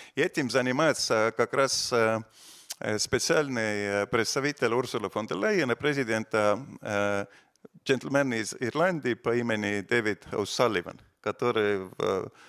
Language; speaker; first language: Russian; non-native, fluent; Estonian